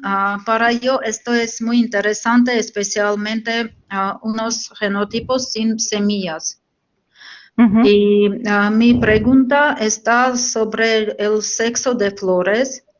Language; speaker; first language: Spanish; non-native, learner; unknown